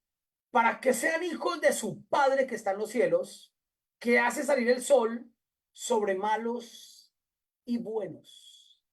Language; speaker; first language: Spanish; native; Spanish